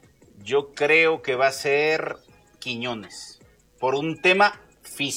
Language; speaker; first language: Spanish; native; Spanish